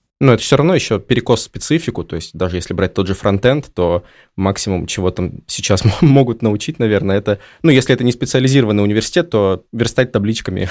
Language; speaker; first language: Russian; native; Russian